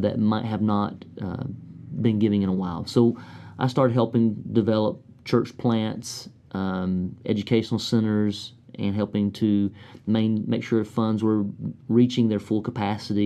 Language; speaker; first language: English; native; English